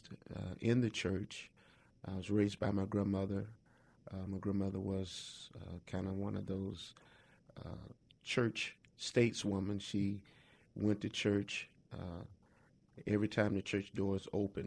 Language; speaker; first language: English; native; English